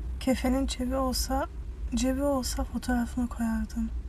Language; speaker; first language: Turkish; early bilingual, heritage; Turkish